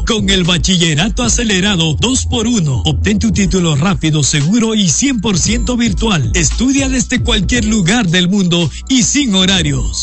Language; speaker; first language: Spanish; native; Spanish